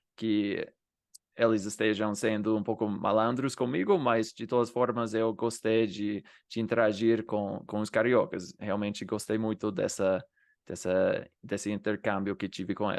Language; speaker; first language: Portuguese; non-native, fluent; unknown